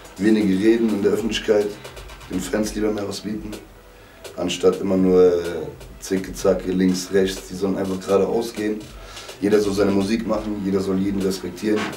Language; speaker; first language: German; native; German